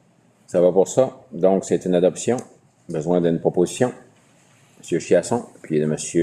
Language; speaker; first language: French; native; French